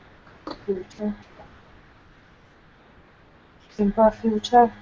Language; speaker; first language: English; non-native, learner; Hungarian